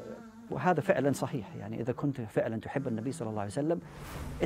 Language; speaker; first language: Arabic; non-native, fluent; English